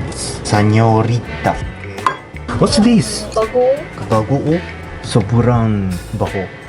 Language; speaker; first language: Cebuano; non-native, learner; Japanese